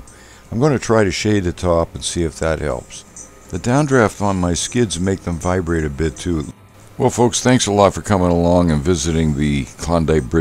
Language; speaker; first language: English; native; English